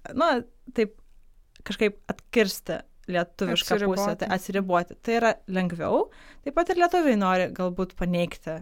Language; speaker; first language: Lithuanian; non-native, local second language; Polish